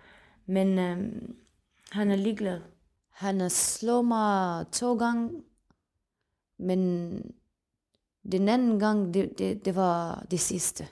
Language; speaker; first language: Danish; non-native, fluent; Arabic